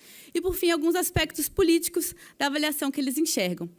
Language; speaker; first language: Portuguese; native; Portuguese